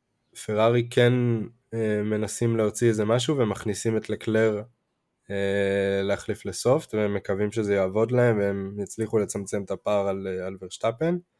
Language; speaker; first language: Hebrew; native; Hebrew